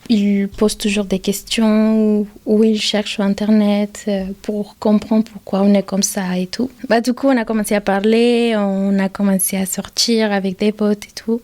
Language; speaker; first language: French; non-native, fluent; Spanish